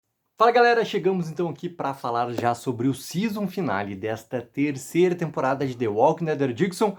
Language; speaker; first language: Portuguese; native; Portuguese